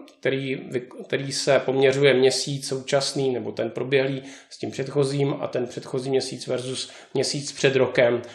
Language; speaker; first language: Czech; native; Czech